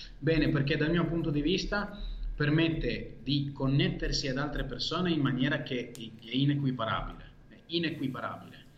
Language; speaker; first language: Italian; non-native, fluent; Hebrew